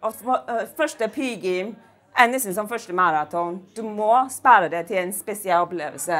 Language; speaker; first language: Norwegian; non-native, fluent; Chinese